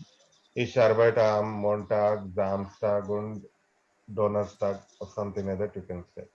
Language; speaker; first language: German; non-native, fluent; Telugu